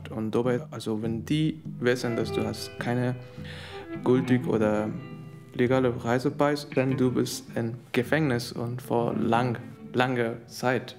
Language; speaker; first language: German; non-native, learner; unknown